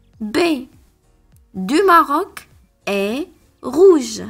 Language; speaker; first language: French; non-native, local second language; Arabic